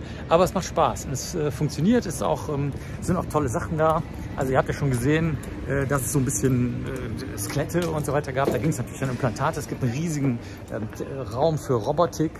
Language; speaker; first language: German; native; German